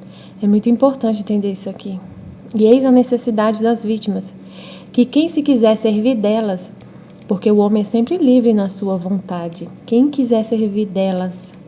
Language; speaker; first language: Portuguese; native; Portuguese